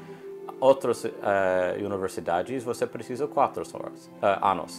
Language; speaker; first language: Portuguese; non-native, learner; English